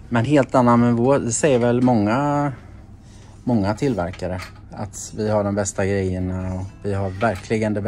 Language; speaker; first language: Swedish; native; Swedish